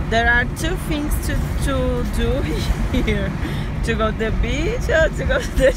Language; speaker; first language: English; non-native, learner; Portuguese